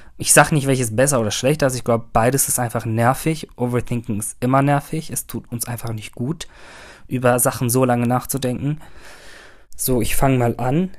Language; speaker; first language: German; early bilingual, other home language; Turkish